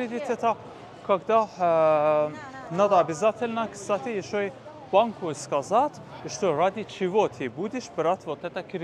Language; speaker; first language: Russian; non-native, fluent; Persian